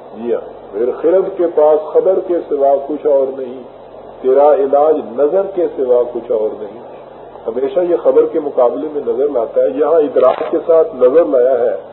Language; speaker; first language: Urdu; native; Urdu